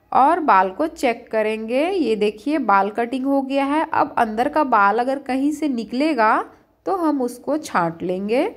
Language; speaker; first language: Hindi; native; Hindi